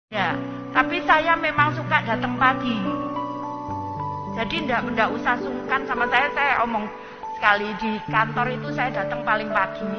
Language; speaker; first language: Indonesian; non-native, local second language; Javanese